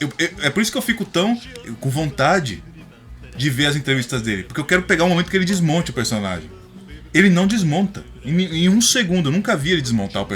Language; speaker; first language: Portuguese; native; Portuguese